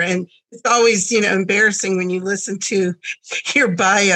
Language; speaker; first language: English; early bilingual, other home language; German